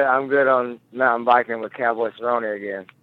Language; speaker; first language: English; native; English